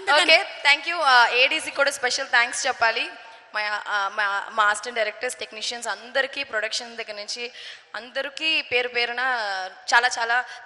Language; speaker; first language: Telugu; non-native, fluent; Tamil